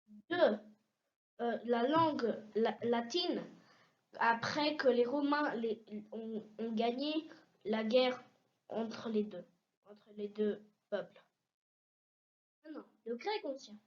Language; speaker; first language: French; early bilingual, heritage; French